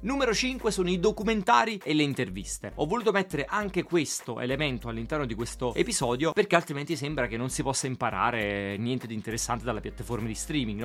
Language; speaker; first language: Italian; native; Italian